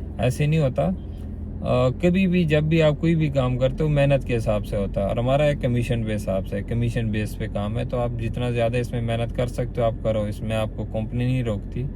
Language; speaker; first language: Urdu; non-native, local second language; Pashto